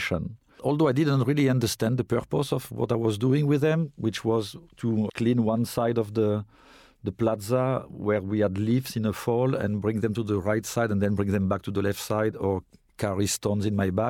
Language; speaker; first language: English; non-native, fluent; French